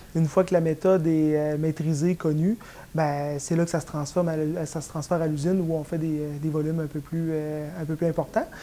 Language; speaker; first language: French; native; French